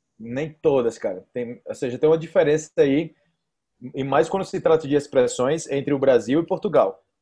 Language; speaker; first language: Portuguese; native; Portuguese